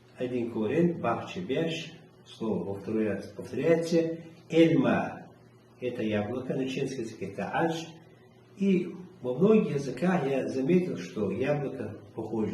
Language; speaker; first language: Russian; non-native, local second language; Chechen